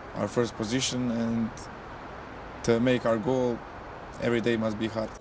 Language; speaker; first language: English; non-native, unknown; Croatian